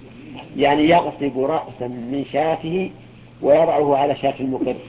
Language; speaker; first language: Arabic; native; Arabic